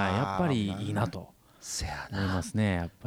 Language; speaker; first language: Japanese; native; Japanese